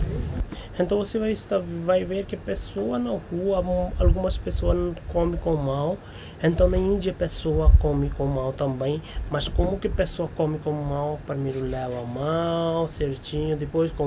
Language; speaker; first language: Portuguese; non-native, learner; Hindi